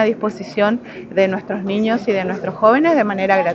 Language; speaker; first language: Spanish; native; Spanish